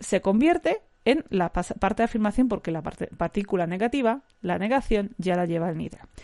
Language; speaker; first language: Spanish; native; Spanish